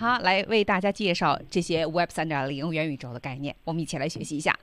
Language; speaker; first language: Chinese; native; Chinese